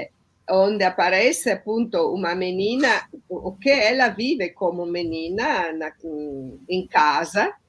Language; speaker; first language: Portuguese; non-native, fluent; Italian